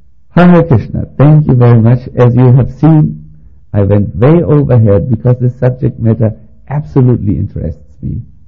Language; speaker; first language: English; non-native, fluent; German